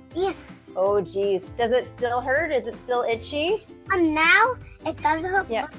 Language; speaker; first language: English; native; English